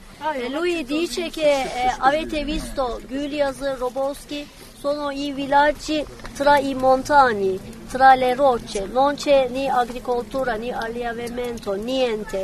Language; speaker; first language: Italian; non-native, learner; Kurdish